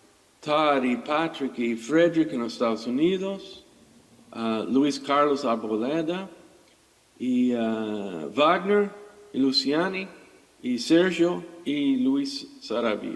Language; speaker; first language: Spanish; non-native, fluent; English